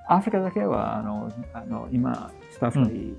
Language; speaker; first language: Japanese; non-native, fluent; English